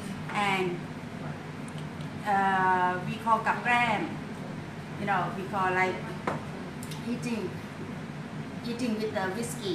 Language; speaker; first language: English; non-native, learner; Thai